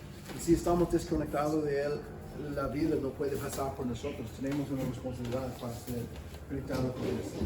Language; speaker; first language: Spanish; non-native, fluent; English